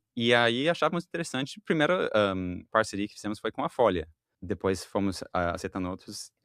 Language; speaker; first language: Portuguese; non-native, fluent; English